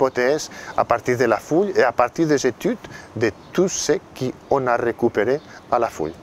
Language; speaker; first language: French; non-native, fluent; Catalan